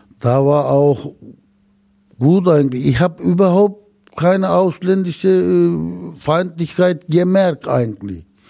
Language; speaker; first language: German; non-native, learner; Turkish